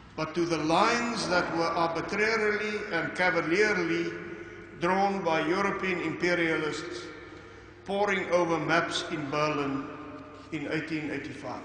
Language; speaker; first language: English; non-native, local second language; Afrikaans